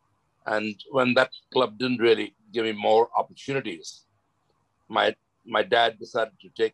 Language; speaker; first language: English; non-native, local second language; Gujarati